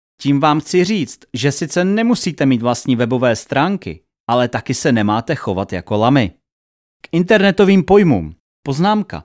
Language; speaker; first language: Czech; native; Czech